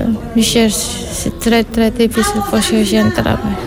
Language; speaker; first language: French; non-native, learner; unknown